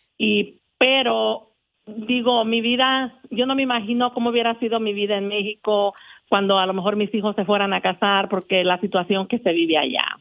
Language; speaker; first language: Spanish; native; Spanish